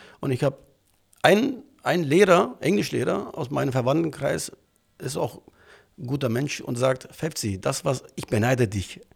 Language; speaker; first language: German; early bilingual, other home language; Turkish